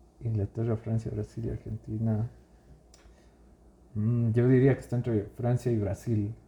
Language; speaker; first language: Spanish; native; Spanish